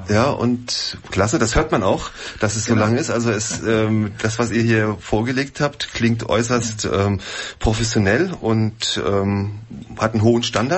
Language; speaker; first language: German; native; German